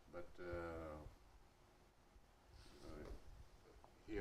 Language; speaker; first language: English; non-native, learner; Wolof